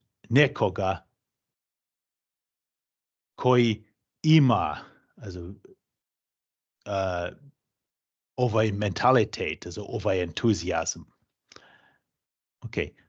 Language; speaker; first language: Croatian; non-native, fluent; English